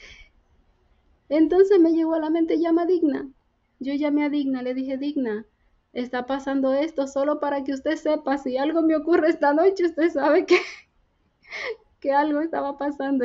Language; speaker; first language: Spanish; native; Spanish